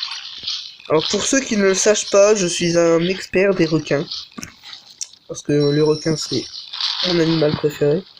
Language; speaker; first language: French; native; French